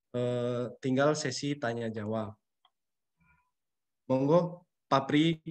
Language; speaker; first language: Indonesian; native; Indonesian